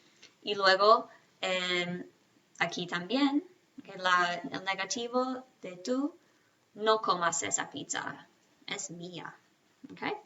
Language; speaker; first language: Spanish; non-native, fluent; English